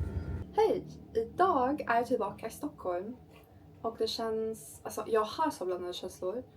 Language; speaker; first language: Swedish; non-native, learner; Turkish